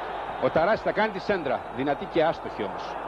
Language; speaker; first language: Greek; native; Greek